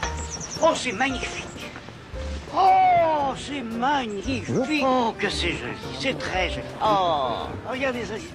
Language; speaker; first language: French; native; French